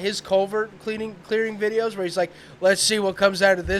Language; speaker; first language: English; native; English